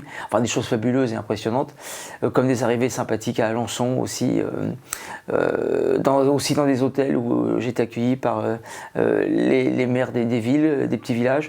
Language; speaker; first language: French; native; French